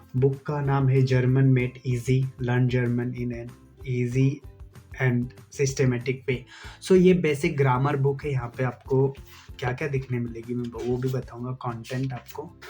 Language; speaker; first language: Hindi; non-native, local second language; Assamese